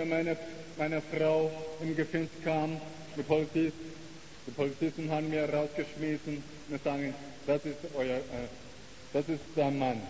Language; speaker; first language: German; non-native, learner; Chinese